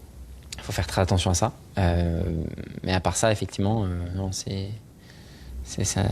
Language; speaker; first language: French; native; French